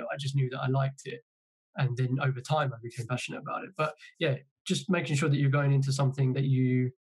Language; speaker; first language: English; native; English